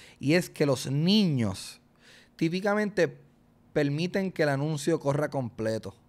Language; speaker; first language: Spanish; native; Spanish